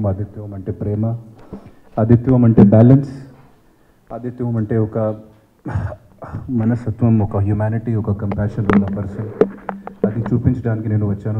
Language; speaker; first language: Telugu; non-native, fluent; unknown